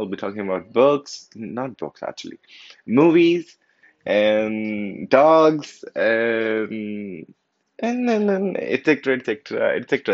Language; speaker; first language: English; non-native, local second language; Punjabi